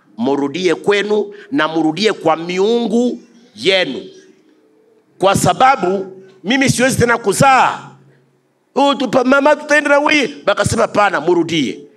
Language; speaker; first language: Swahili; non-native, local second language; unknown